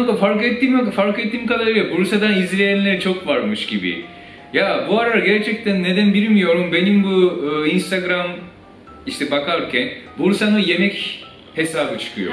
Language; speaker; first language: Turkish; non-native, fluent; Japanese